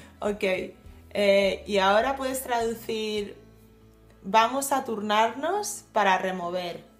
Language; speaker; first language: Spanish; non-native, fluent; English